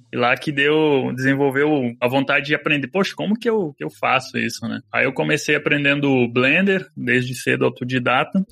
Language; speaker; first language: Portuguese; native; Portuguese